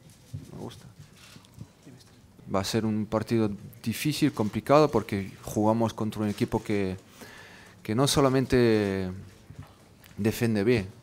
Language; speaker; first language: Spanish; non-native, fluent; French